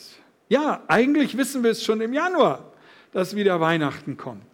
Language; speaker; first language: German; native; German